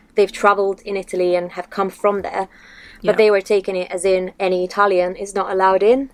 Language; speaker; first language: English; non-native, fluent; Italian